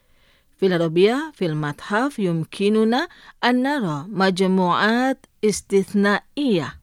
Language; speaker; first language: Arabic; non-native, fluent; Indonesian